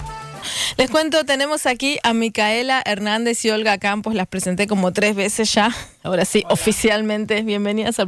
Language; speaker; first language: Spanish; native; Spanish